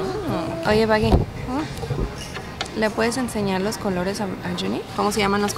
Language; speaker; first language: Spanish; early bilingual, heritage; Spanish